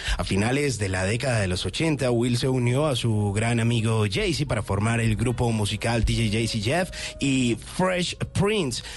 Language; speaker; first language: Spanish; native; Spanish